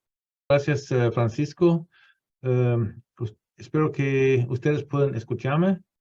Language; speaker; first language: Spanish; non-native, fluent; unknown